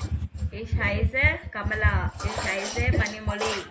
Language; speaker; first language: German; non-native, fluent; Tamil